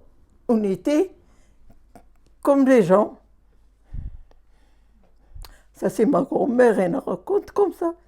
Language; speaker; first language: French; non-native, learner; Arabic